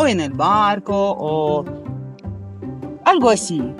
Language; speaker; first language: Spanish; non-native, learner; Russian